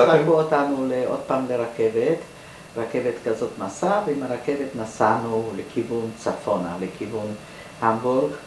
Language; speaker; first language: Hebrew; non-native, fluent; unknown